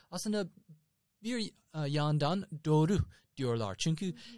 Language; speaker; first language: Turkish; non-native, fluent; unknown